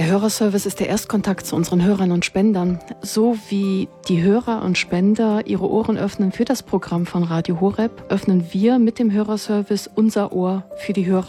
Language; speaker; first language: German; native; German